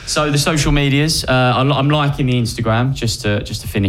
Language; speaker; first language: English; native; English